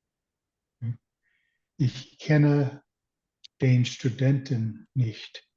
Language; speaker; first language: German; non-native, learner; English